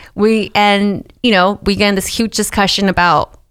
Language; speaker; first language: English; early bilingual, other home language; Spanish